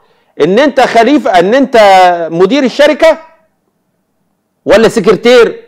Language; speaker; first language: Arabic; native; Arabic